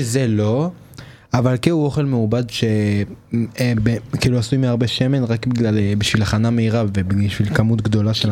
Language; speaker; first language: Hebrew; native; Hebrew